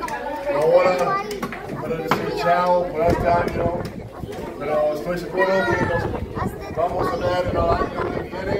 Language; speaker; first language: Spanish; non-native, fluent; English